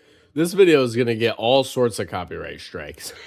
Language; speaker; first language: English; native; English